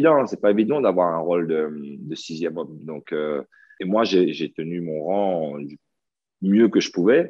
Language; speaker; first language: French; native; French